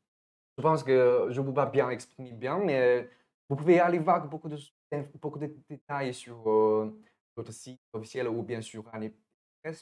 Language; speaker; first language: French; non-native, fluent; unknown